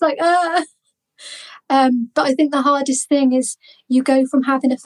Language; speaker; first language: English; native; English